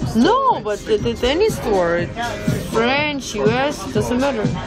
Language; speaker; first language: English; non-native, fluent; Russian